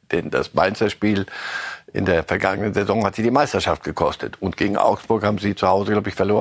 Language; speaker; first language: German; native; German